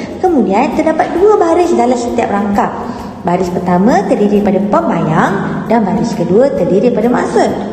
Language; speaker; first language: Malay; native; Malay